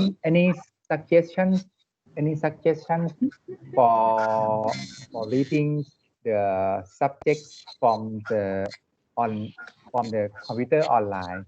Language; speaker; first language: English; non-native, learner; Thai